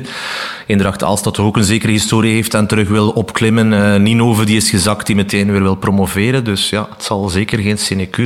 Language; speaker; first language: Dutch; native; Dutch